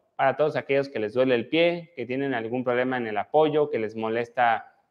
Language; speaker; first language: Spanish; native; Spanish